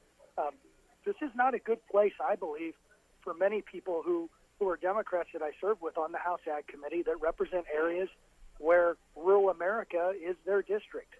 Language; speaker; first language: English; native; English